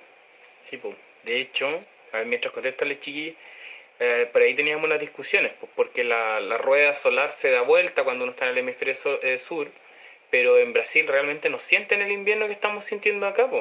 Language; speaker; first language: Spanish; native; Spanish